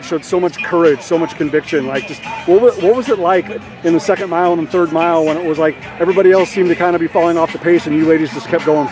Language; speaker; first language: English; native; English